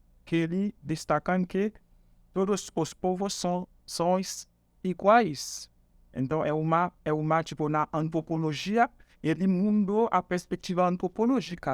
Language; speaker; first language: Portuguese; non-native, fluent; Haitian Creole